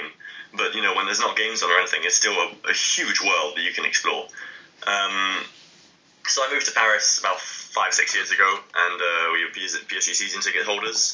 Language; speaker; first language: English; native; English